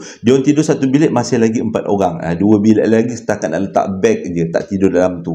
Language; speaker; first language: Malay; native; Malay